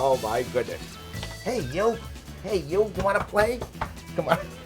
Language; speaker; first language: English; native; English